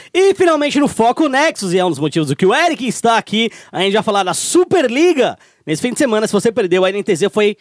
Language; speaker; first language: Portuguese; native; Portuguese